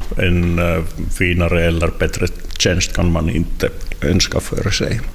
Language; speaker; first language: Swedish; non-native, local second language; Finnish